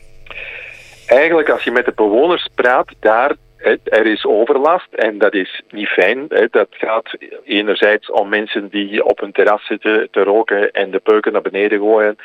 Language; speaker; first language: Dutch; native; Dutch